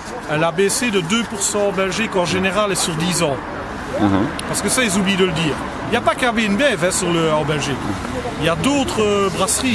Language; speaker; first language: French; native; French